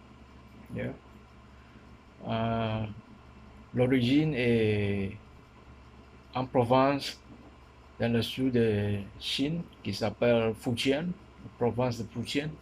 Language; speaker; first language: French; non-native, learner; Min Nan Chinese